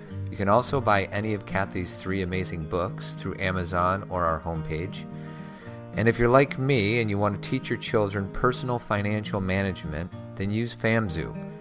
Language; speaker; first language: English; native; English